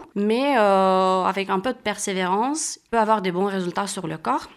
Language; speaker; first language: French; non-native, fluent; Romanian